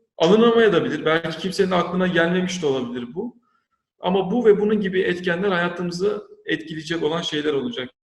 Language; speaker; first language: Turkish; native; Turkish